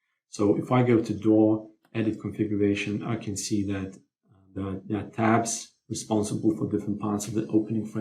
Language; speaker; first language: English; non-native, fluent; Lithuanian